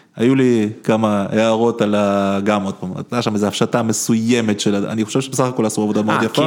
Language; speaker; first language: Hebrew; early bilingual, other home language; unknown